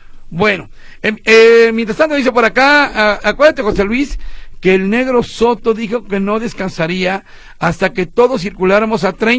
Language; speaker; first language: Spanish; native; Spanish